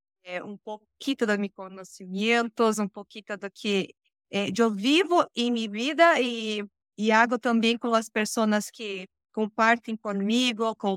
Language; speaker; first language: Spanish; non-native, learner; Portuguese